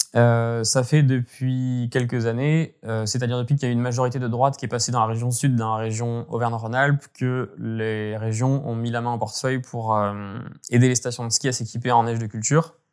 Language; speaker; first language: French; native; French